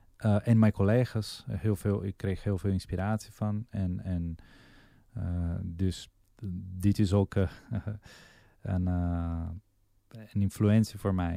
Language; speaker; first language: Dutch; non-native, fluent; Portuguese